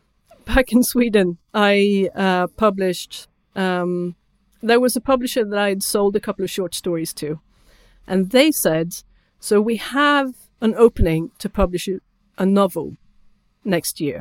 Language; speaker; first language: English; non-native, fluent; Swedish